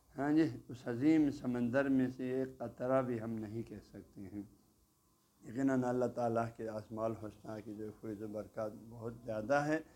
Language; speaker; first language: Urdu; non-native, local second language; Balti